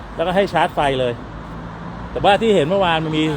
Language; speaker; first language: Thai; native; Thai